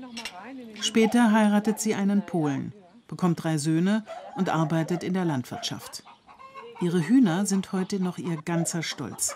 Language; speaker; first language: German; native; German